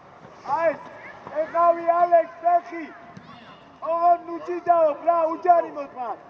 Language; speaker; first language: Georgian; native; Georgian